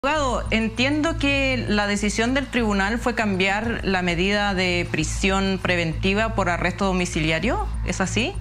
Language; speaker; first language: Spanish; native; Spanish